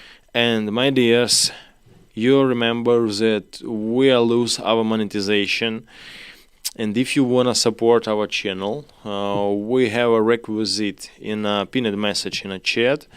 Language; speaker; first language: English; non-native, learner; Ukrainian